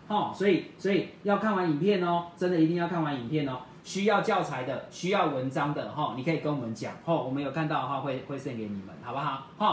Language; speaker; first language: Chinese; native; Chinese